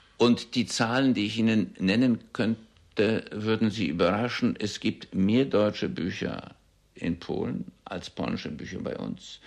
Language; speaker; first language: German; early bilingual, heritage; German